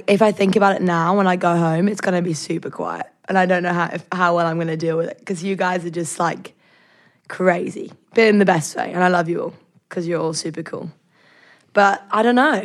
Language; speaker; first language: English; native; English